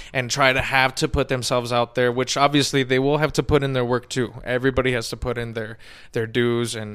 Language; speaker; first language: English; native; English